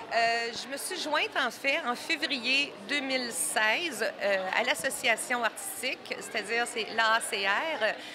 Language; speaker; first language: French; native; French